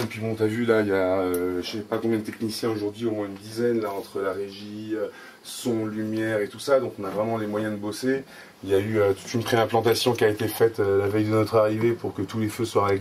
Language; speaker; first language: French; native; French